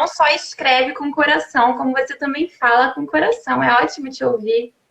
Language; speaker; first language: Portuguese; native; Portuguese